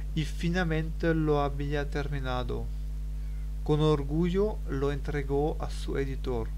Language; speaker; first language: Spanish; non-native, learner; German